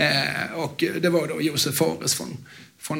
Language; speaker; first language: Swedish; native; Swedish